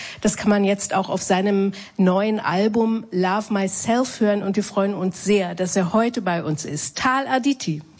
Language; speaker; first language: German; native; German